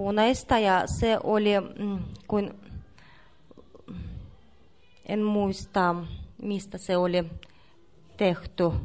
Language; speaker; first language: Finnish; non-native, learner; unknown